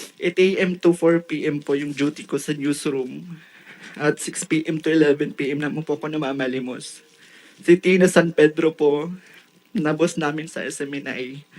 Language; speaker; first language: Filipino; non-native, local second language; Waray